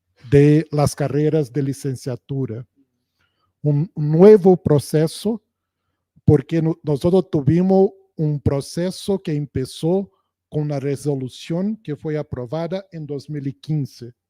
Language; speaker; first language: Spanish; non-native, fluent; Portuguese